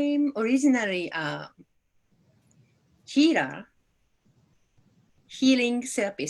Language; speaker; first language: English; non-native, learner; Japanese